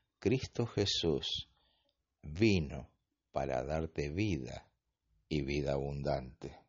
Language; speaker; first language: Spanish; native; Spanish